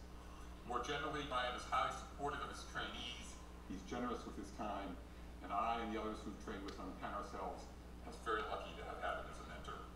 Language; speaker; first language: English; native; English